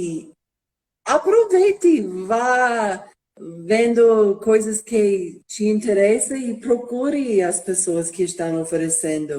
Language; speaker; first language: Portuguese; non-native, fluent; English